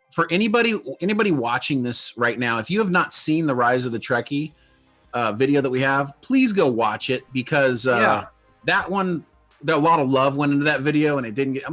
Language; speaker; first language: English; native; English